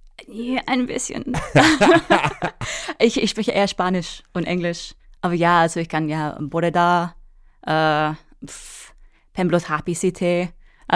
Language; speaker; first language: German; non-native, fluent; English